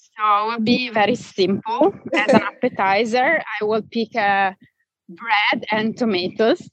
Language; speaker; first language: English; non-native, fluent; Italian